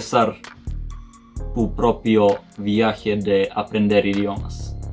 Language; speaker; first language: Spanish; non-native, fluent; Serbian